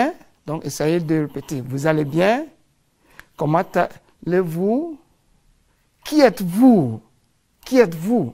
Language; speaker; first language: French; non-native, fluent; English